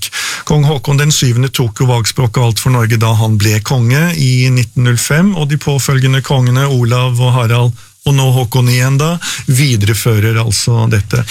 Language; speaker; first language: Norwegian; native; Norwegian